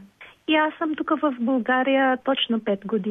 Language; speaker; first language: Bulgarian; non-native, learner; Filipino